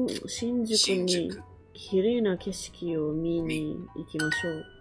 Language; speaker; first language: Japanese; non-native, learner; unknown